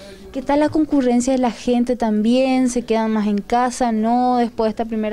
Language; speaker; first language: Spanish; native; Spanish